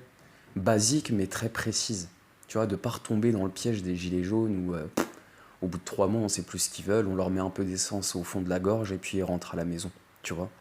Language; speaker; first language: French; native; French